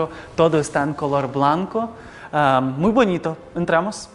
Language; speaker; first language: Spanish; non-native, fluent; Ukrainian